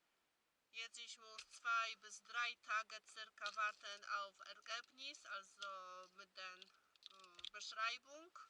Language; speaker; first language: German; non-native, learner; Polish